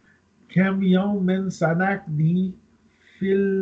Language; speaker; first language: Arabic; non-native, learner; English